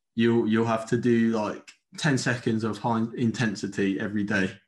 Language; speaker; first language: English; non-native, fluent; Spanish